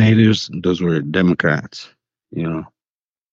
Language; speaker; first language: English; native; English